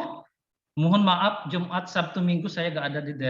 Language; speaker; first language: Indonesian; non-native, fluent; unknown